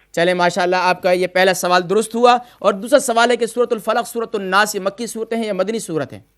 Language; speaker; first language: Urdu; native; Urdu